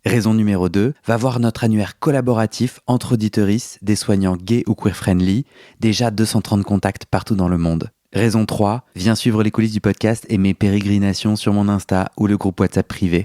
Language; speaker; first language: French; native; French